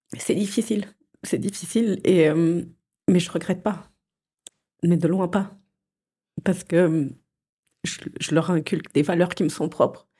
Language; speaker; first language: French; early bilingual, other home language; Portuguese